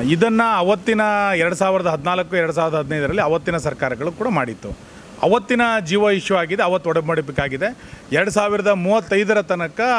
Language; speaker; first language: Kannada; native; Kannada